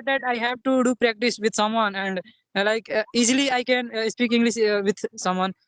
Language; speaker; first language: English; non-native, learner; Hindi